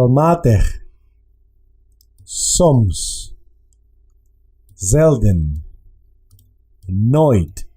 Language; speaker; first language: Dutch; non-native, learner; Spanish